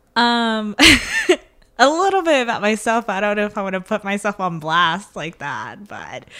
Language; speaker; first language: English; native; English